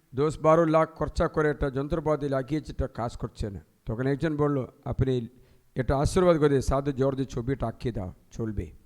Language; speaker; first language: Bangla; non-native, fluent; Malayalam